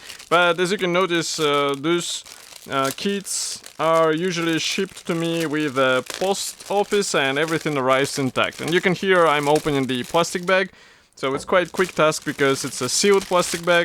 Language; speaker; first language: English; non-native, fluent; Russian